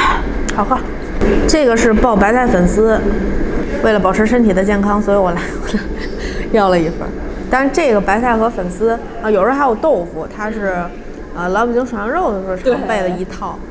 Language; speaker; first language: Chinese; native; Chinese